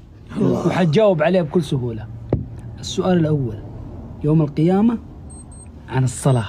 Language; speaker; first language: Arabic; native; Arabic